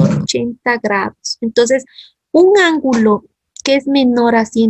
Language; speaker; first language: Spanish; native; Spanish